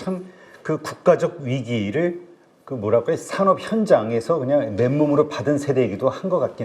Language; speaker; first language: Korean; native; Korean